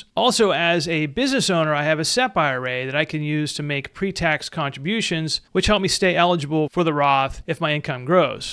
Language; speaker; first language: English; native; English